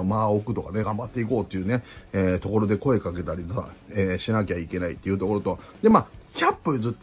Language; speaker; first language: Japanese; native; Japanese